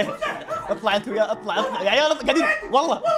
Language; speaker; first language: Arabic; native; Arabic